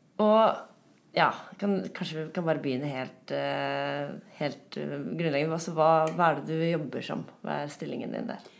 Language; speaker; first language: Norwegian; native; Norwegian